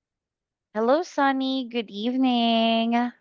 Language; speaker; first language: English; non-native, fluent; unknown